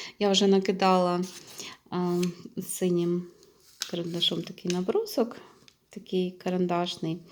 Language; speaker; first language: Ukrainian; non-native, local second language; Russian